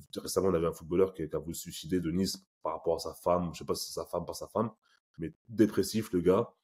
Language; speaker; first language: French; native; French